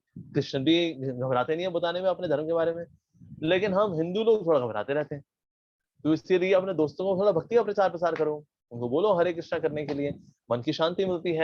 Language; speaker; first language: Hindi; native; Hindi